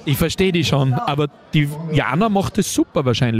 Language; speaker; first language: German; native; German